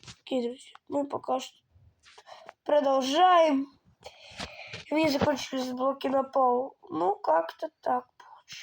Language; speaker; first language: Russian; native; Russian